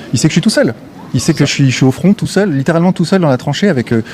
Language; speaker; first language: French; native; French